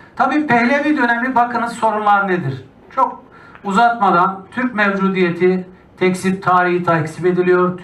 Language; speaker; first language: Turkish; native; Turkish